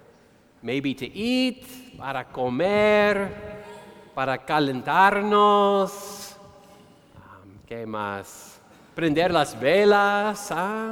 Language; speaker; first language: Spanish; non-native, fluent; English